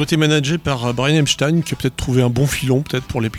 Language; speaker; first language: French; native; French